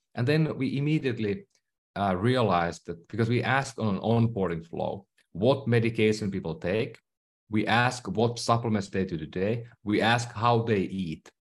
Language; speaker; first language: English; non-native, fluent; Finnish